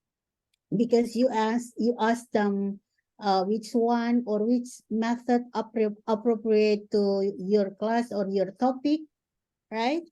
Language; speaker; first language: English; non-native, fluent; Indonesian